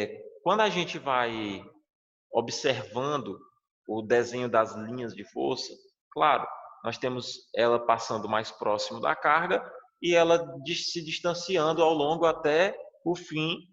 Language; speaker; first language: Portuguese; native; Portuguese